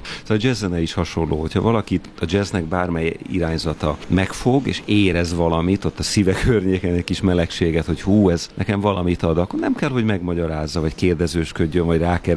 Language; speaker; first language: Hungarian; native; Hungarian